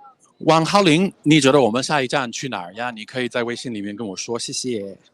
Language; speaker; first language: Chinese; non-native, fluent; English